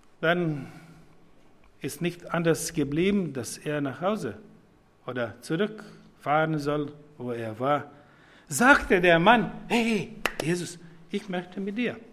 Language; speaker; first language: German; non-native, fluent; Serbian